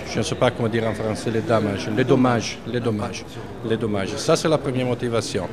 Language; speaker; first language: French; non-native, fluent; Italian